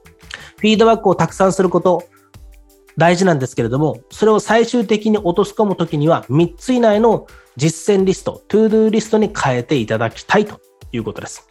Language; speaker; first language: Japanese; native; Japanese